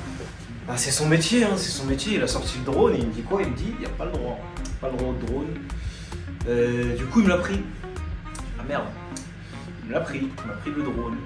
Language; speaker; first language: French; native; French